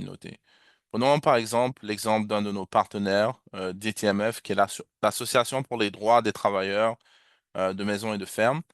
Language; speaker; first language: French; native; French